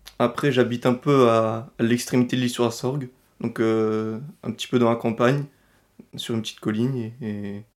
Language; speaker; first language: French; native; French